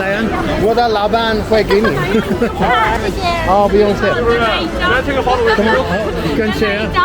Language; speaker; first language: Chinese; non-native, learner; English